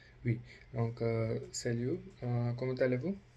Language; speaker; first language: French; non-native, learner; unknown